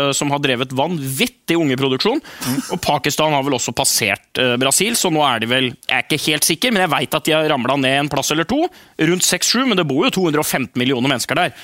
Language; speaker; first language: Norwegian; native; Norwegian